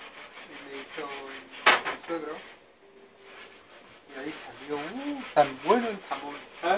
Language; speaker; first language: Spanish; non-native, fluent; Persian